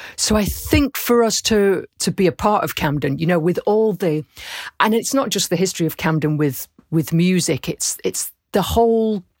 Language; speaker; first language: English; native; English